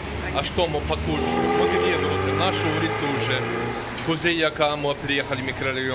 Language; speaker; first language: Russian; non-native, learner; Turkish